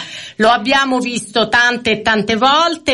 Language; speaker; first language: Italian; native; Italian